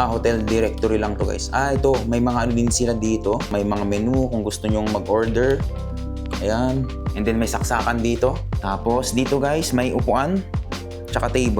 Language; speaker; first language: Filipino; native; Filipino